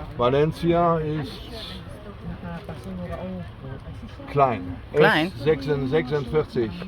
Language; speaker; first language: German; native; German